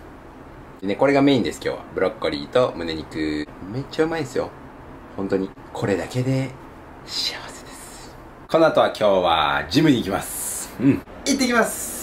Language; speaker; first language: Japanese; native; Japanese